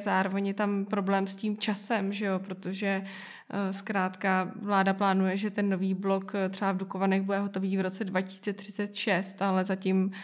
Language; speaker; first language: Czech; native; Czech